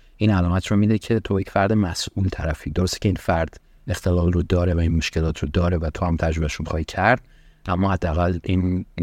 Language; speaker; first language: Persian; early bilingual, heritage; Persian